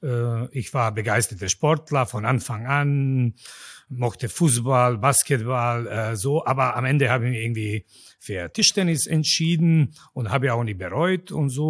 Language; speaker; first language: German; non-native, fluent; Croatian